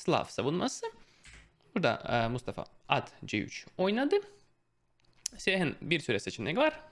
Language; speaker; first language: Turkish; non-native, fluent; Russian